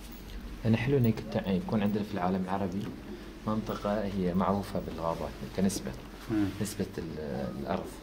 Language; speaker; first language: Arabic; native; Arabic